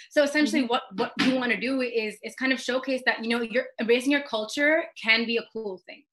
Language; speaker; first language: English; native; English